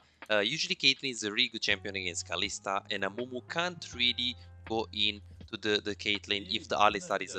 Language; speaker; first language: English; non-native, fluent; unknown